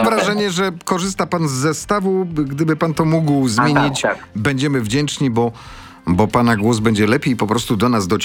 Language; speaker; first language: Polish; native; Polish